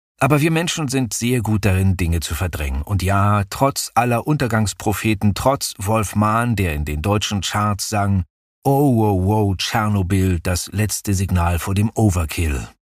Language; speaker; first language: German; native; German